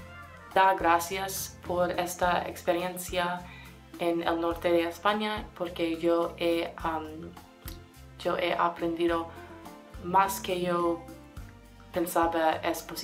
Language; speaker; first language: Spanish; non-native, learner; English